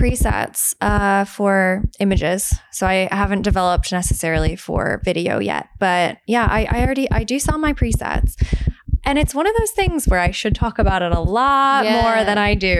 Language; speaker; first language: English; native; English